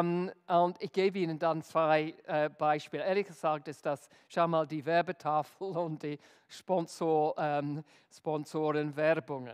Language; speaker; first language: German; non-native, fluent; English